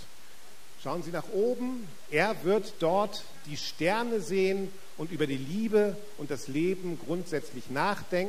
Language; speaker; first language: German; native; German